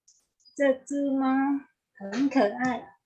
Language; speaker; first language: Chinese; non-native, learner; Indonesian